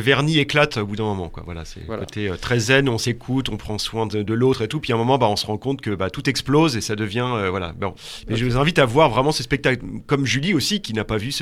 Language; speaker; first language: French; native; French